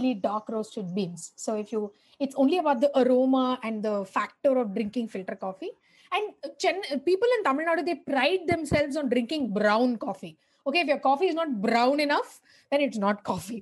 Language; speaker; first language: English; non-native, local second language; Tamil